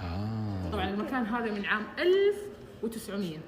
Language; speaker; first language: Arabic; native; Arabic